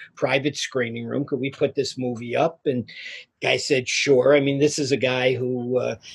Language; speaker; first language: English; native; English